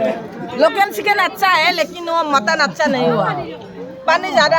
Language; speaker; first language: Hindi; non-native, local second language; Assamese